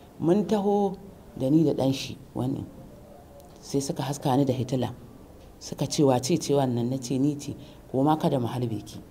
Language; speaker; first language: Hausa; native; Hausa